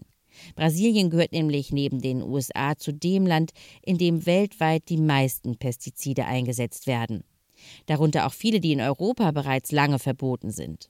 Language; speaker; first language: German; native; German